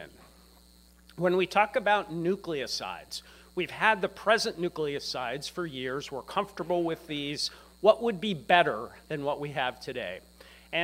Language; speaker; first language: English; native; English